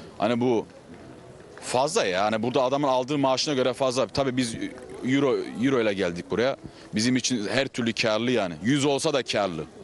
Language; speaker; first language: Turkish; early bilingual, heritage; Turkish